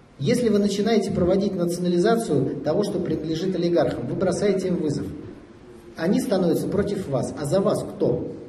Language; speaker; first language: Russian; native; Russian